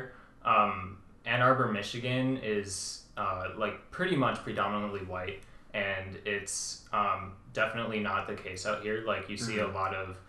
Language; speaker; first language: English; native; English